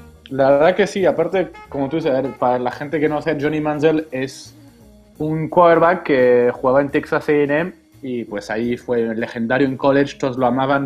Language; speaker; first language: Spanish; non-native, fluent; French